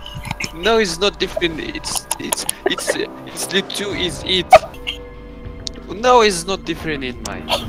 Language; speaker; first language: English; non-native, learner; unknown